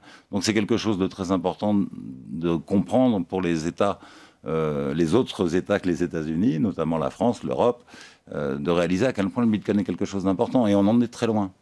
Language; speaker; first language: French; native; French